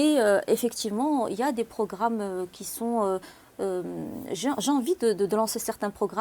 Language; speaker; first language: French; non-native, local second language; Arabic